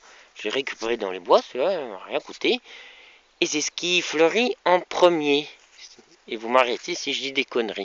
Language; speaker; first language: French; native; French